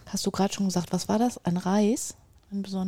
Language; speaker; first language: German; native; German